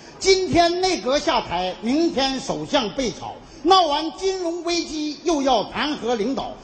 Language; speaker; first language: Chinese; native; Chinese